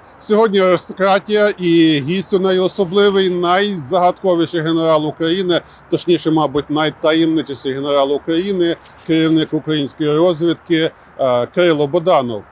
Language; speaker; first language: Ukrainian; native; Ukrainian